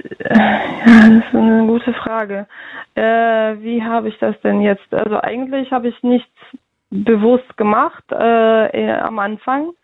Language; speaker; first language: German; early bilingual, other home language; Russian